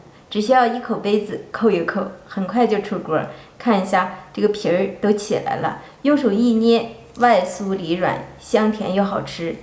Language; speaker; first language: Chinese; native; Chinese